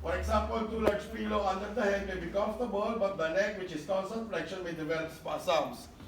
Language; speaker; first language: English; non-native, local second language; Filipino